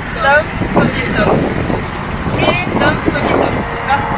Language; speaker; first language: French; native; French